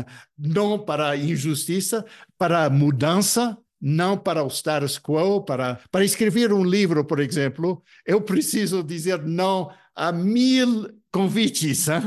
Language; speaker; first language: Portuguese; non-native, fluent; English